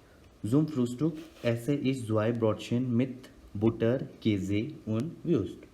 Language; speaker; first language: German; non-native, learner; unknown